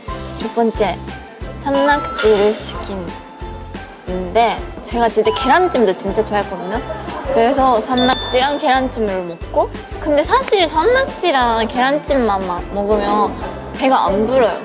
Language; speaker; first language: Korean; non-native, fluent; Japanese